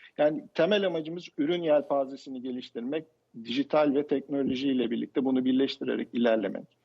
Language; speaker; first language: Turkish; native; Turkish